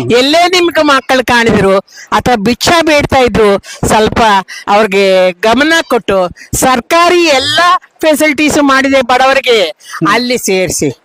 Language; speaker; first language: Kannada; non-native, fluent; Telugu